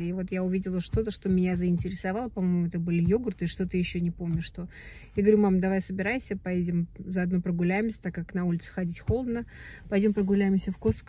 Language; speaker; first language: Russian; native; Russian